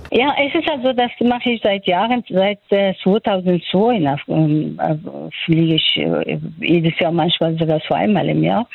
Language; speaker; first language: German; non-native, fluent; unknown